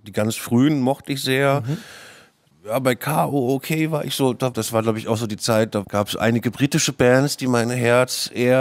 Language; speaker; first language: German; native; German